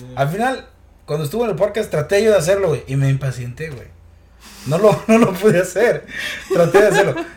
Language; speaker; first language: Spanish; early bilingual, heritage; Spanish